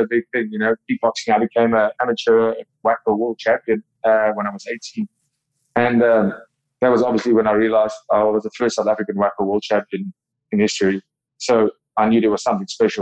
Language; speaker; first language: English; non-native, local second language; Afrikaans